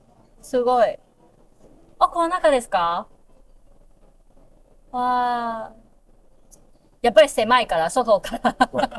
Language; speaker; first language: Japanese; non-native, fluent; Cantonese